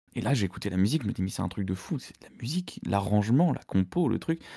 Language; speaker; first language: French; native; French